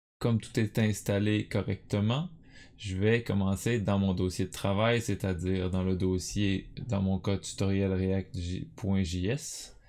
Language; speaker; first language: French; native; French